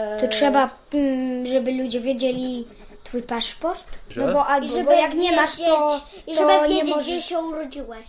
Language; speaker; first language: Polish; early bilingual, heritage; Polish